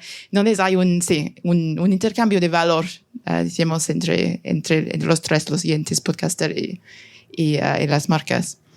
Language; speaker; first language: Spanish; non-native, fluent; French